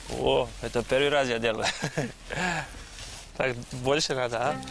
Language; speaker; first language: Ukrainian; non-native, learner; Serbian